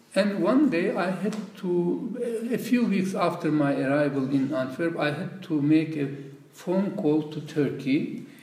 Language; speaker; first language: English; non-native, fluent; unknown